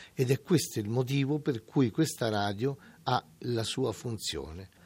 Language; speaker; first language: Italian; native; Italian